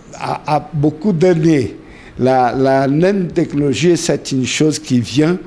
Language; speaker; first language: French; non-native, learner; Portuguese